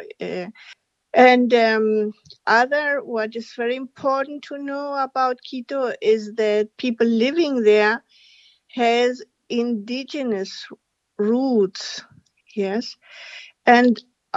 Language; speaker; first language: English; non-native, fluent; Spanish